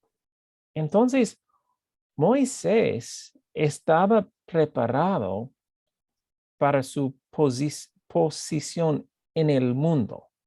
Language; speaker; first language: Spanish; non-native, fluent; English